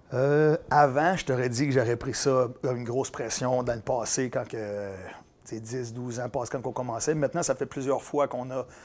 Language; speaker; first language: French; native; French